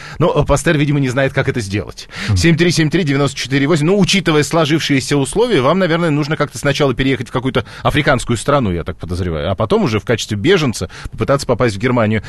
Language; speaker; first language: Russian; native; Russian